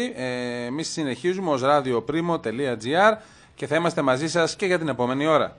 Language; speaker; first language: Greek; native; Greek